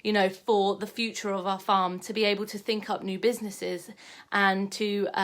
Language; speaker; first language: English; native; English